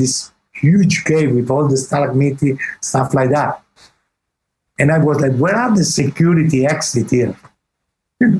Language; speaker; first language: English; non-native, fluent; Italian